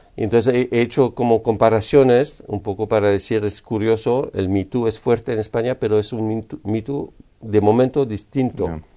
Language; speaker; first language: Spanish; non-native, fluent; French